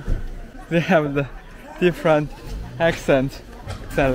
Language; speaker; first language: English; non-native, local second language; Chinese